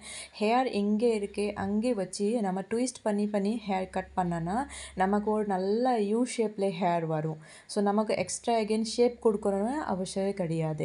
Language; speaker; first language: Tamil; non-native, fluent; Assamese